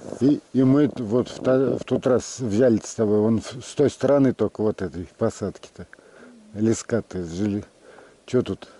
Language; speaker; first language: Russian; native; Russian